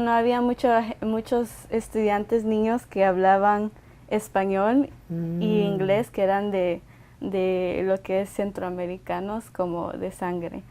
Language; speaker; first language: Spanish; early bilingual, other home language; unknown